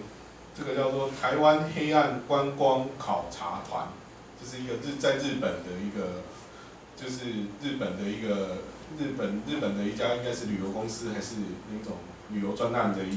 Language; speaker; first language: Chinese; native; Chinese